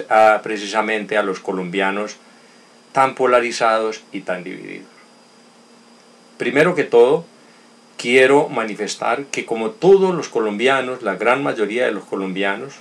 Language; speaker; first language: Spanish; native; Spanish